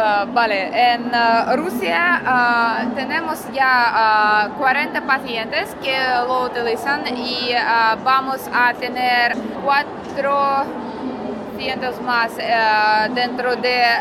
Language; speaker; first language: Spanish; non-native, learner; Russian